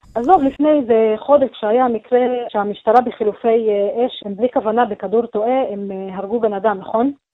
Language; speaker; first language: Hebrew; non-native, local second language; Arabic